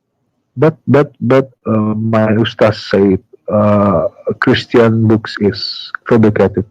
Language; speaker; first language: English; non-native, learner; Indonesian